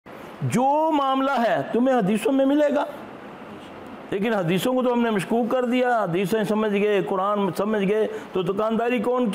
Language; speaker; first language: Hindi; non-native, local second language; Punjabi